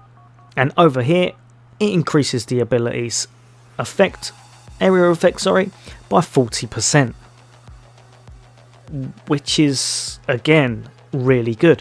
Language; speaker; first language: English; native; English